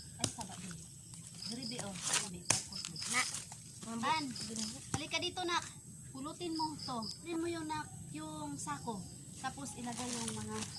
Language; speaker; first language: Filipino; non-native, local second language; Cebuano